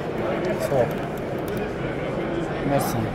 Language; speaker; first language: German; non-native, learner; Romanian